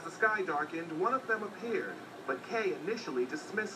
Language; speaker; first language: English; native; English